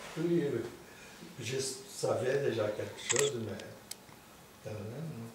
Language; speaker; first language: French; non-native, fluent; Portuguese